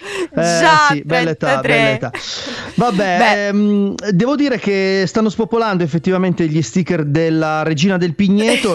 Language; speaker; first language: Italian; native; Italian